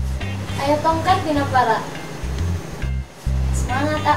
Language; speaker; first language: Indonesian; non-native, local second language; Sundanese